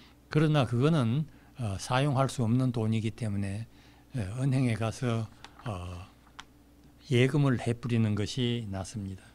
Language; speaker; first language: Korean; native; Korean